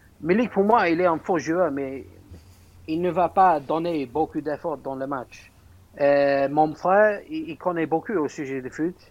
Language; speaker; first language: French; non-native, fluent; English